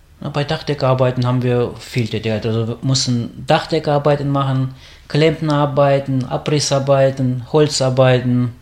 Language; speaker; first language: German; non-native, fluent; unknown